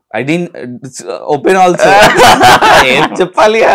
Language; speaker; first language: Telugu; non-native, local second language; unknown